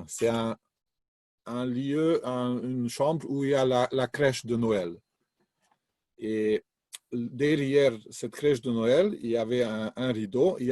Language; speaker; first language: French; non-native, fluent; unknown